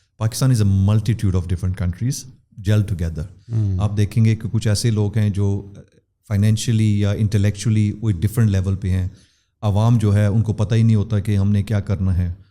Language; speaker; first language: Urdu; non-native, local second language; Pahari-Potwari